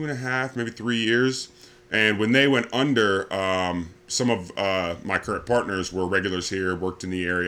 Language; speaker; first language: English; native; English